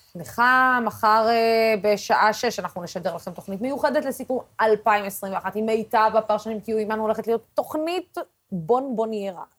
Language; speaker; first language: Hebrew; non-native, local second language; Arabic